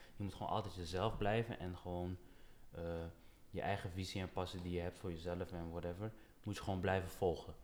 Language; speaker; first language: Dutch; early bilingual, other home language; Papiamento